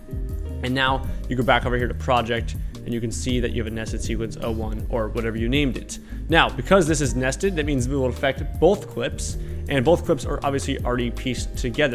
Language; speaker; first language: English; native; English